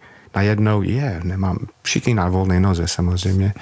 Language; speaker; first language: Czech; non-native, learner; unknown